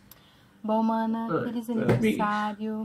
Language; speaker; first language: Portuguese; native; Portuguese